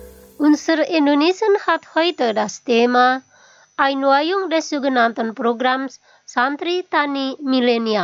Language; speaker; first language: German; non-native, fluent; Indonesian